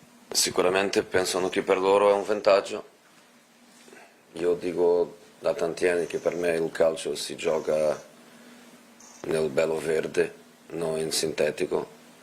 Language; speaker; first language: Italian; non-native, fluent; Portuguese